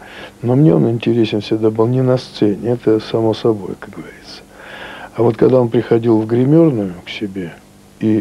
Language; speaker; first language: Russian; native; Russian